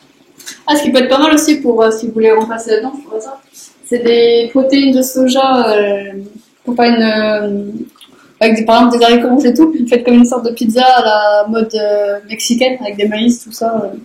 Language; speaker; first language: French; native; French